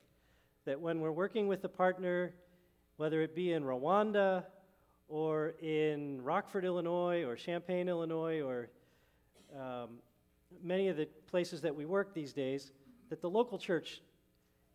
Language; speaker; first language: English; native; English